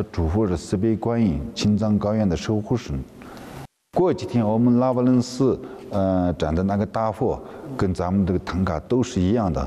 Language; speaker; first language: Chinese; non-native, local second language; Tibetan